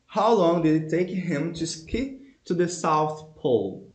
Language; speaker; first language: English; non-native, fluent; Portuguese